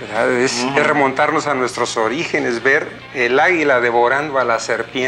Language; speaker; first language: Spanish; native; Spanish